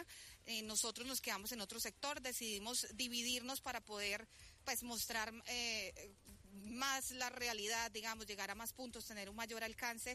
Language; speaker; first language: Spanish; native; Spanish